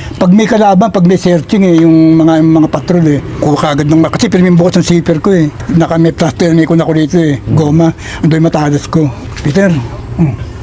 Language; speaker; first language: Filipino; native; Filipino